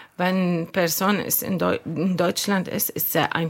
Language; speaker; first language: German; non-native, fluent; Arabic